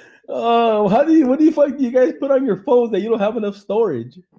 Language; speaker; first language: English; early bilingual, other home language; Spanish